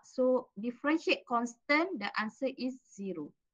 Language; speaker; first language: English; non-native, local second language; Malay